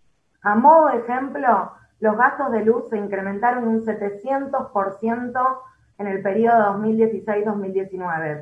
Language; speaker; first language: Spanish; native; Spanish